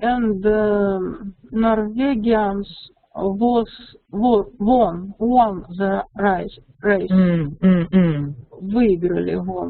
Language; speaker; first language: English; non-native, learner; Russian